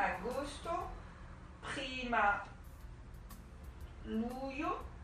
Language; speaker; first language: Italian; non-native, learner; French